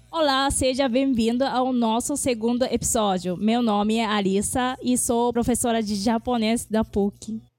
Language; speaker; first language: Portuguese; non-native, fluent; Japanese